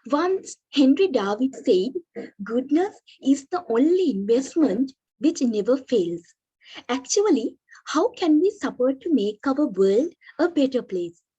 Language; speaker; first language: English; non-native, local second language; Sinhala